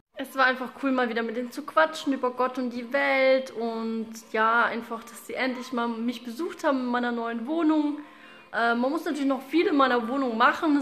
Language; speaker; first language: German; early bilingual, other home language; Russian